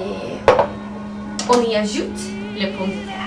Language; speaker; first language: French; non-native, learner; English